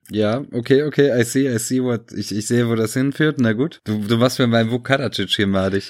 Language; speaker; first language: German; early bilingual, other home language; Serbian